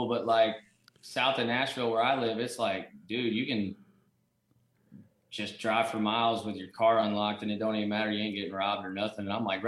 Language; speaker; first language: English; native; English